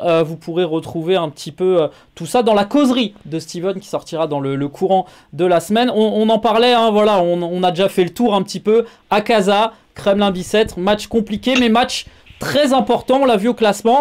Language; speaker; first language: French; native; French